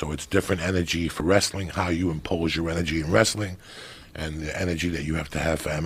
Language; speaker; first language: English; native; English